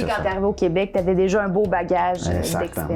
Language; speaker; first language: French; native; French